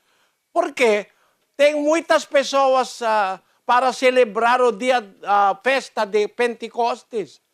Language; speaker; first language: Portuguese; non-native, learner; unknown